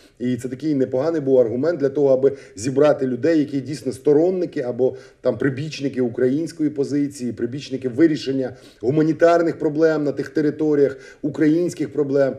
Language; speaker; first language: Ukrainian; native; Ukrainian